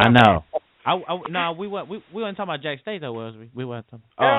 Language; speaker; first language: English; native; English